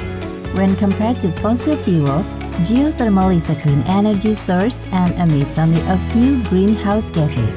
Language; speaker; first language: English; non-native, fluent; Indonesian